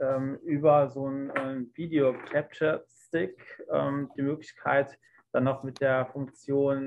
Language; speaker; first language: German; native; German